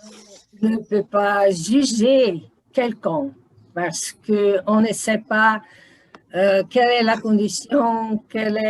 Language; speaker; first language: French; non-native, learner; Portuguese